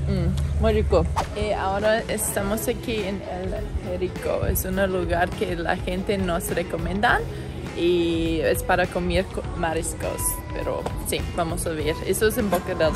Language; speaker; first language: Spanish; non-native, learner; English